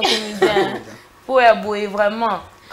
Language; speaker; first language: French; non-native, local second language; Lingala